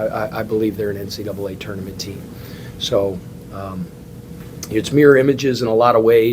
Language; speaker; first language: English; native; English